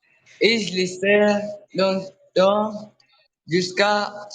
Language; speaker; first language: French; non-native, local second language; Arabic